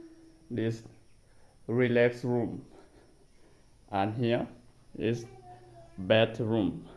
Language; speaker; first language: English; non-native, learner; Hmong